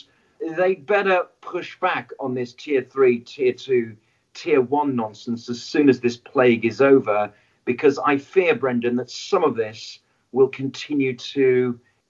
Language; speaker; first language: English; native; English